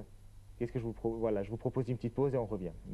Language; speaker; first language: French; native; French